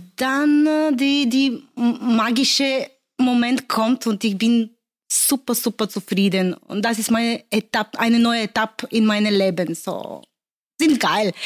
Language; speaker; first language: German; non-native, learner; Bulgarian